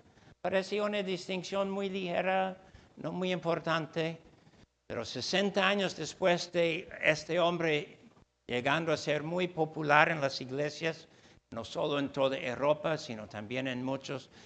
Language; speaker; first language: Spanish; non-native, fluent; English